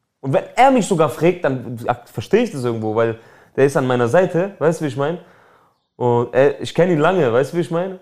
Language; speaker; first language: German; early bilingual, other home language; Albanian